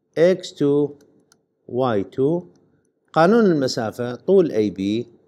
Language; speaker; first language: Arabic; native; Arabic